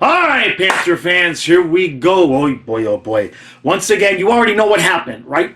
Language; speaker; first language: English; native; English